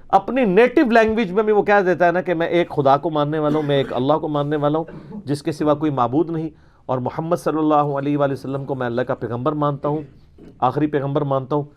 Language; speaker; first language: Urdu; non-native, local second language; Punjabi